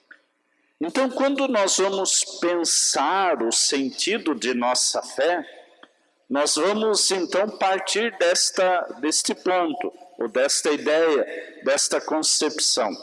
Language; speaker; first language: Portuguese; native; Portuguese